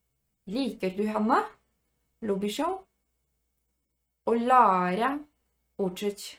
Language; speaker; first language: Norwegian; non-native, fluent; Polish